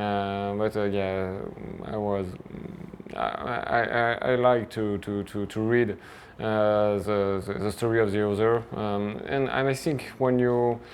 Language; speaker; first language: English; non-native, fluent; French